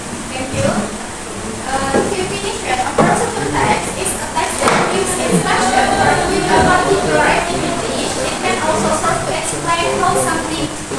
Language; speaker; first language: English; non-native, fluent; Indonesian